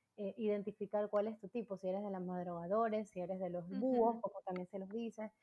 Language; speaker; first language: Spanish; native; Spanish